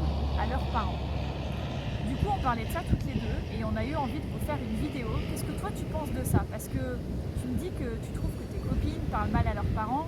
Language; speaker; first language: French; native; French